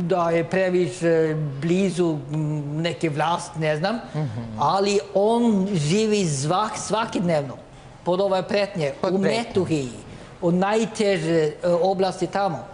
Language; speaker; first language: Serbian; non-native, learner; Norwegian